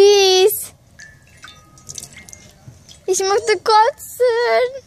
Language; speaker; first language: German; non-native, learner; English